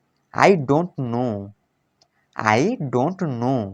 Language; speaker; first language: English; non-native, local second language; Odia